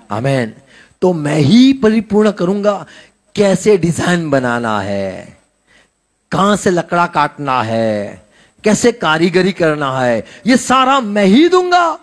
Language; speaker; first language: Hindi; non-native, local second language; Gujarati